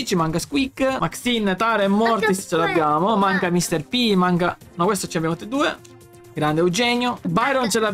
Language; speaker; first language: Italian; native; Italian